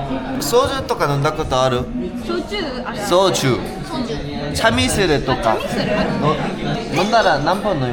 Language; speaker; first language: Japanese; non-native, learner; Korean